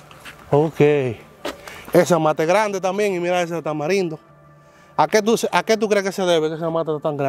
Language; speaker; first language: Spanish; native; Spanish